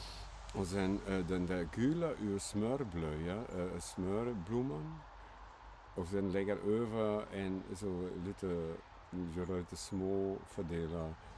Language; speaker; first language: Swedish; non-native, fluent; German